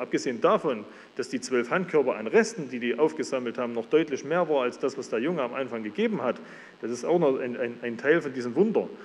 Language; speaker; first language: German; native; German